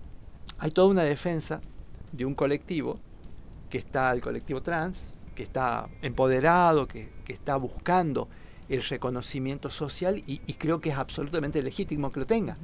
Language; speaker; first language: Spanish; native; Spanish